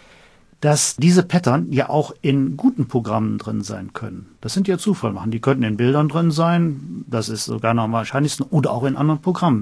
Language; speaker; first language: German; native; German